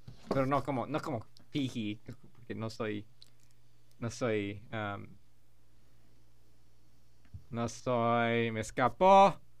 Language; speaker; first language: Spanish; non-native, learner; English